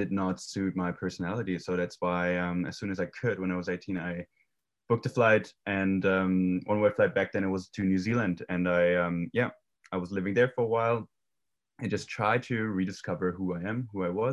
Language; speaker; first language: English; non-native, fluent; German